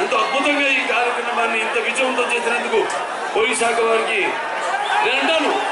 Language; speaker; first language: Telugu; native; Telugu